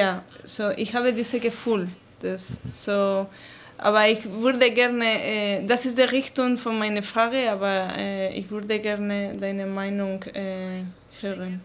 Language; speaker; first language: German; non-native, learner; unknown